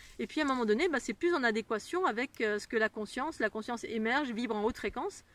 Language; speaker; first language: French; native; French